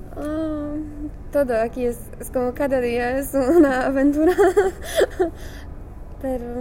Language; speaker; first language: Spanish; non-native, learner; Polish